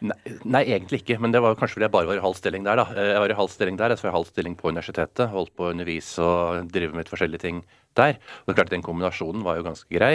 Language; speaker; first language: Norwegian; native; Norwegian